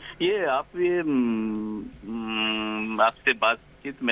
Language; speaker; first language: Hindi; non-native, local second language; Bangla